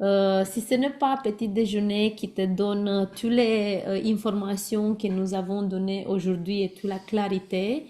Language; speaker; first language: French; non-native, learner; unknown